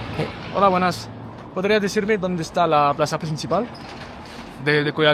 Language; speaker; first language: Spanish; non-native, learner; French